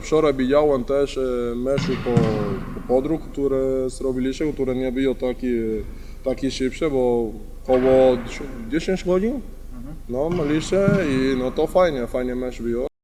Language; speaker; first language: Polish; non-native, learner; Spanish